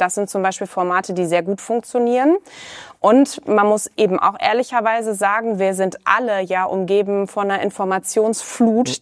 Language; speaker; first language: German; native; German